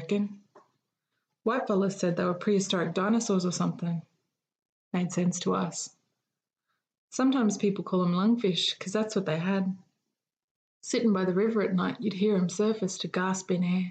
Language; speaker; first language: English; native; English